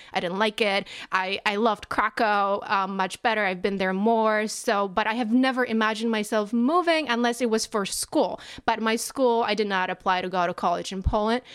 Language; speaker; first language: English; non-native, fluent; Polish